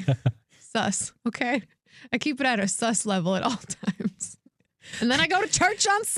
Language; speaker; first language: English; native; English